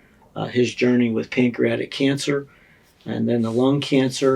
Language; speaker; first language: English; native; English